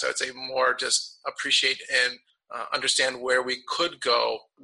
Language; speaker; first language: English; native; English